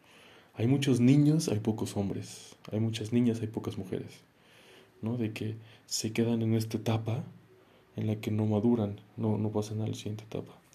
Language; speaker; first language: Spanish; native; Spanish